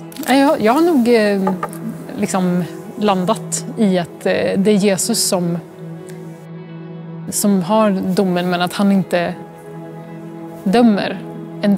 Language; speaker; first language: Swedish; native; Swedish